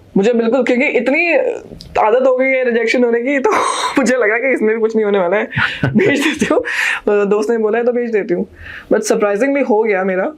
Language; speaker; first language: Hindi; non-native, local second language; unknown